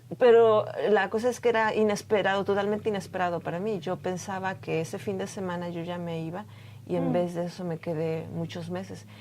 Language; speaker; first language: Spanish; native; Spanish